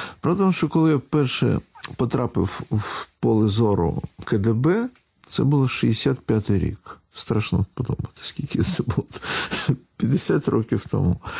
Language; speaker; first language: Ukrainian; non-native, local second language; Russian